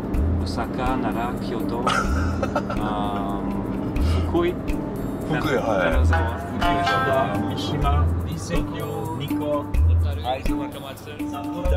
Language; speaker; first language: Japanese; non-native, learner; French